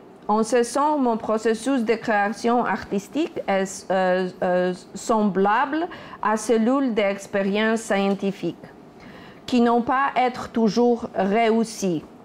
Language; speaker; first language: French; non-native, fluent; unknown